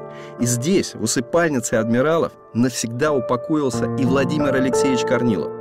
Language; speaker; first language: Russian; native; Russian